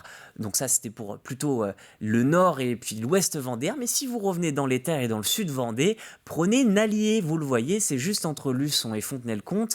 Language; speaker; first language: French; native; French